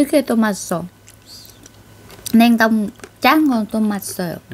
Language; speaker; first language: Korean; non-native, learner; Vietnamese